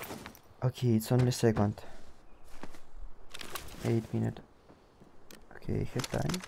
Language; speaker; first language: English; non-native, learner; Russian